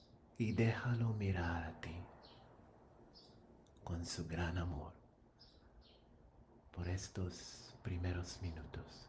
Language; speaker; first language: Spanish; non-native, fluent; English